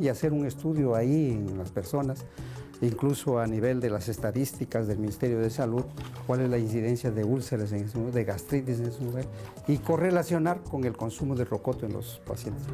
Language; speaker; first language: Spanish; native; Spanish